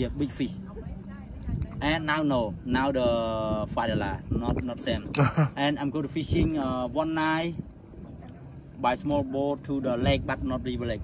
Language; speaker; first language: English; non-native, learner; Khmer